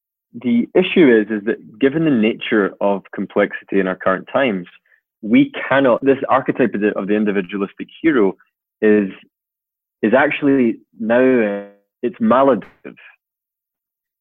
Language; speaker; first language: English; native; English